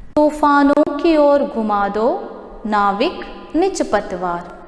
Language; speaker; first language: Hindi; non-native, local second language; Malayalam